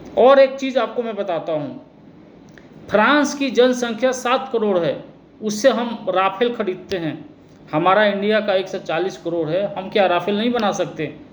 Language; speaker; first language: Hindi; native; Hindi